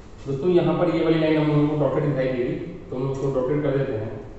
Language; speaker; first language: Hindi; native; Hindi